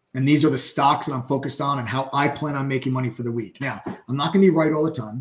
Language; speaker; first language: English; native; English